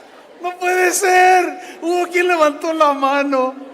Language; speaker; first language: Spanish; native; Spanish